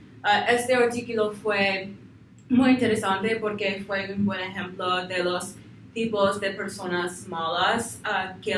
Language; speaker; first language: Spanish; non-native, learner; English